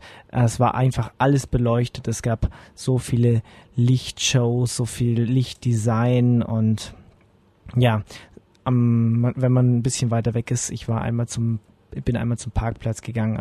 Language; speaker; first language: German; native; German